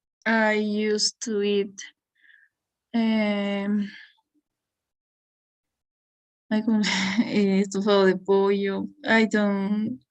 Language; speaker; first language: English; non-native, learner; Spanish